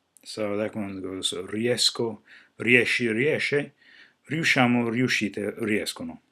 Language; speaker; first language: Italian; non-native, fluent; English